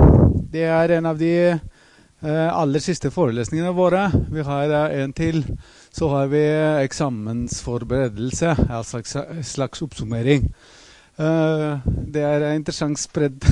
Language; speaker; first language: Norwegian; non-native, fluent; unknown